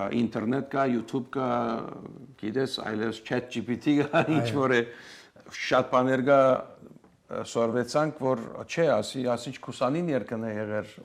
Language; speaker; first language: Armenian; early bilingual, heritage; Armenian